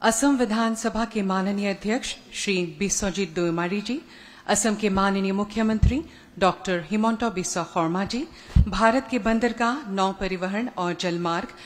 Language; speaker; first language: Hindi; non-native, local second language; Assamese